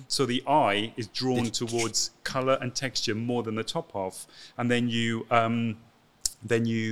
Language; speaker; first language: English; native; English